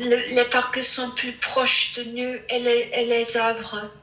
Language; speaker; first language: French; non-native, fluent; English